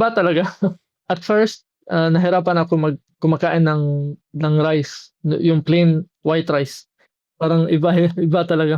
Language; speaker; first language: Filipino; non-native, fluent; Arabic